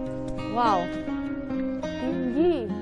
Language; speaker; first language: Indonesian; native; Indonesian